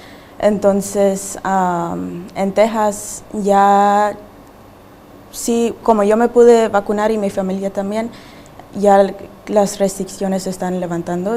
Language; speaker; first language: Spanish; early bilingual, heritage; Spanish